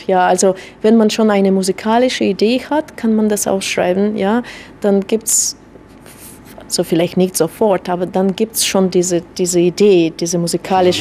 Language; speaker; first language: German; non-native, fluent; Russian